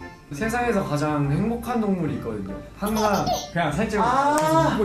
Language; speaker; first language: Korean; native; Korean